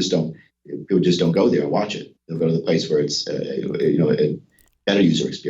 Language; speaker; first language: English; native; English